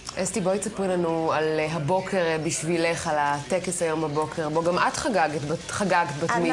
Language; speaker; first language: Hebrew; native; Hebrew